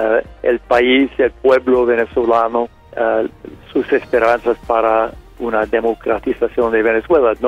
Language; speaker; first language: Spanish; non-native, fluent; English